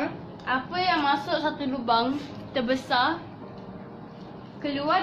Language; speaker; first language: Malay; native; Malay